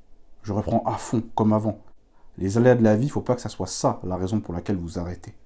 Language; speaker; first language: French; native; French